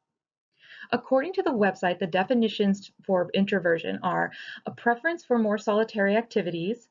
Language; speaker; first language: English; native; English